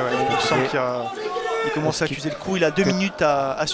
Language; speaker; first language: French; native; French